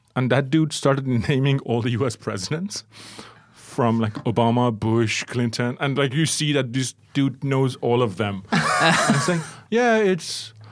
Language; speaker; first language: English; early bilingual, other home language; Persian